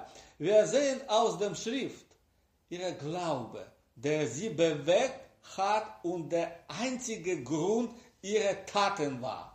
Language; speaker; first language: German; non-native, learner; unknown